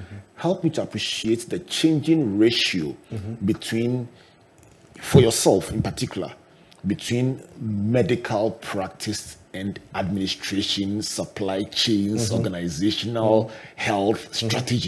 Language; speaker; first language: English; non-native, local second language; Akan